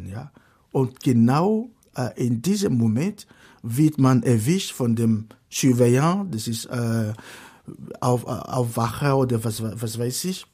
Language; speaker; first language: German; non-native, fluent; Fon